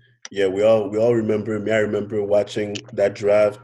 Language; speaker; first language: English; non-native, fluent; French